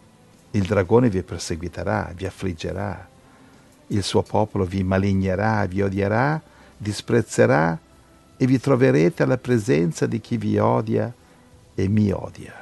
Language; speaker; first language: Italian; native; Italian